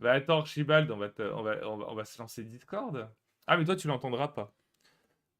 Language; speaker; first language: French; native; French